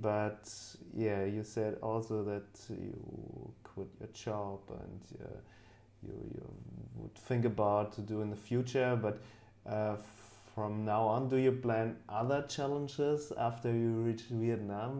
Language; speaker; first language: English; non-native, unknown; German